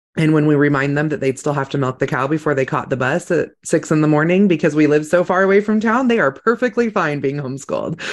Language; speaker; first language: English; native; English